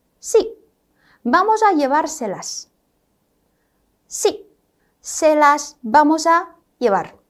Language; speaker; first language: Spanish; non-native, fluent; Chinese